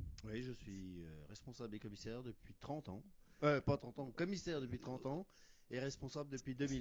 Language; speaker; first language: French; native; French